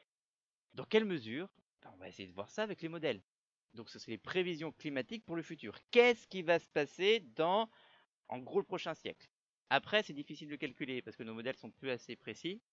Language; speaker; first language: French; native; French